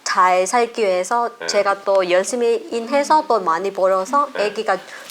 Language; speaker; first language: Korean; non-native, learner; Vietnamese